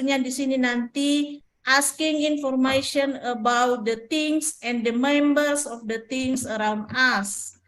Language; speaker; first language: English; non-native, learner; Indonesian